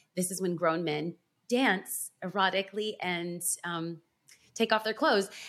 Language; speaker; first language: English; native; English